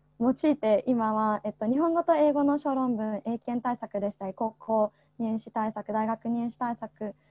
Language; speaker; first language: Japanese; native; Japanese